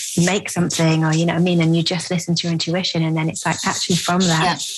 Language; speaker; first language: English; native; English